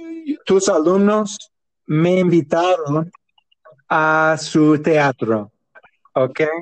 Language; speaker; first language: Spanish; non-native, learner; English